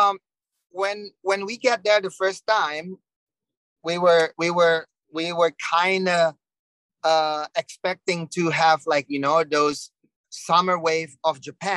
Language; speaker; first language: English; non-native, fluent; Indonesian